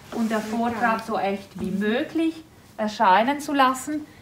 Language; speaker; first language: German; native; German